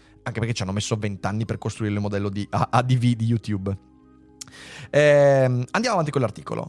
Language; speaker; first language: Italian; native; Italian